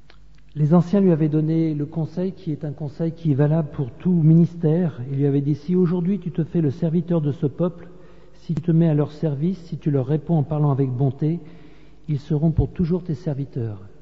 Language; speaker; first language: French; native; French